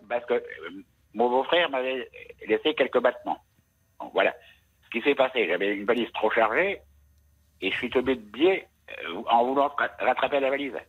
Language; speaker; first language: French; native; French